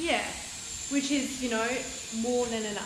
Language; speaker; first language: English; native; English